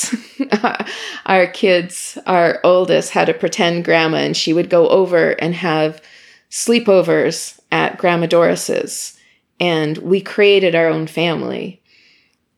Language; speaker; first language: English; native; English